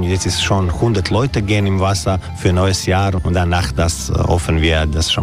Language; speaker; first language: German; non-native, learner; Croatian